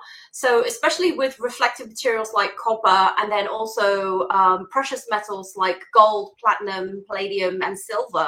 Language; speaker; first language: English; native; English